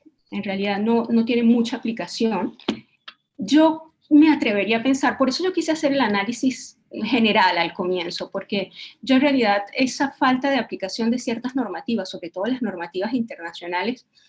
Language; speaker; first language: Spanish; native; Spanish